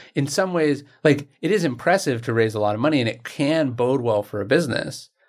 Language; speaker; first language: English; native; English